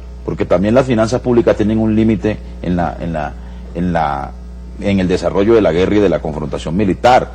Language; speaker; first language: Spanish; native; Spanish